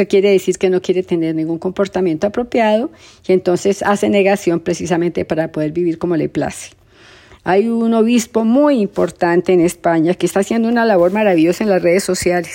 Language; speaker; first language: Spanish; native; Spanish